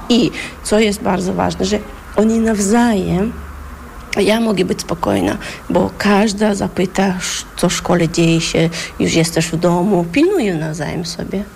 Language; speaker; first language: Polish; non-native, fluent; Chechen